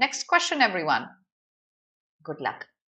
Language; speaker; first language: English; non-native, local second language; Hindi